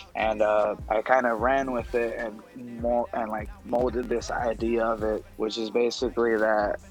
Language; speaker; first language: English; non-native, fluent; Spanish